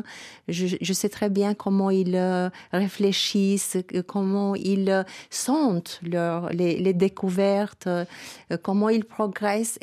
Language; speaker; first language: French; non-native, fluent; Albanian